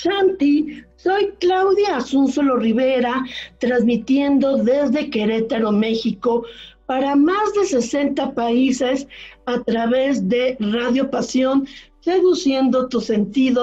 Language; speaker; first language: Spanish; native; Spanish